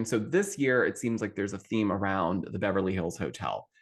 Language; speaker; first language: English; native; English